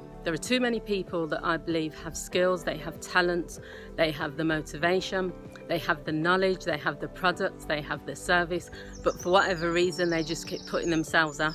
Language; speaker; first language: English; native; English